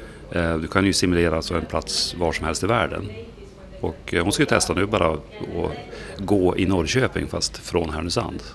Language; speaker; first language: Swedish; native; Swedish